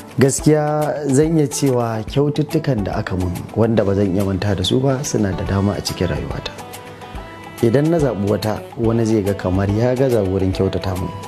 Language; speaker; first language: Hausa; native; Hausa